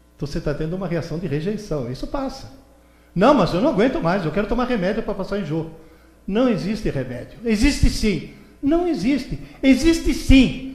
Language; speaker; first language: Portuguese; early bilingual, other home language; Italian